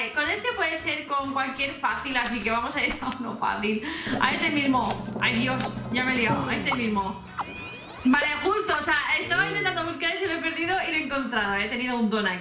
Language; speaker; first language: Spanish; native; Spanish